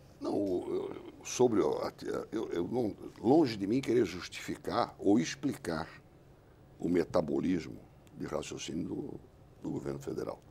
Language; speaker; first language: Portuguese; native; Portuguese